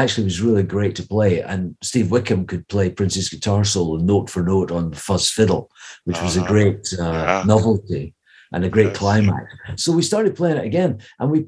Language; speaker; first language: English; native; English